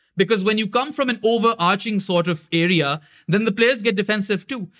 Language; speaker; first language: English; non-native, local second language; Urdu